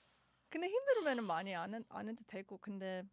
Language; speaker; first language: Korean; early bilingual, heritage; Korean